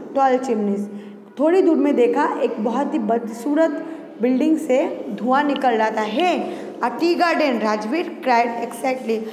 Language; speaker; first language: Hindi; non-native, local second language; Gujarati